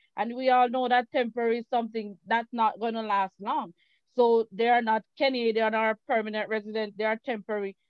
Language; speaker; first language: English; native; English